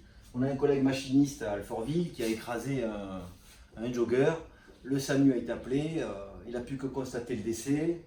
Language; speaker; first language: French; native; French